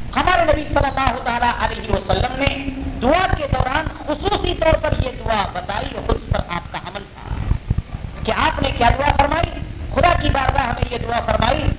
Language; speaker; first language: Urdu; native; Urdu